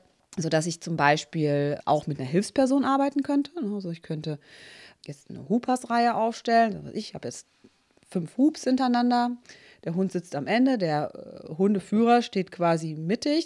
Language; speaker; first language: German; native; German